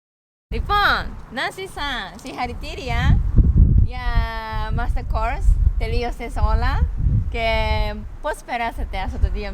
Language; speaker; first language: Greek; non-native, learner; Japanese